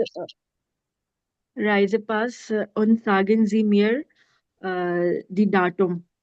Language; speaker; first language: German; non-native, learner; Urdu